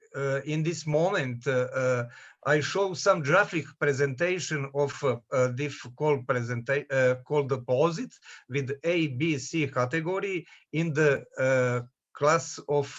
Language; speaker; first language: English; non-native, learner; Serbian